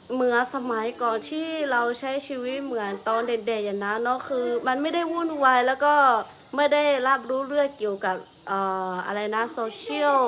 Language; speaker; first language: Thai; non-native, local second language; Lahu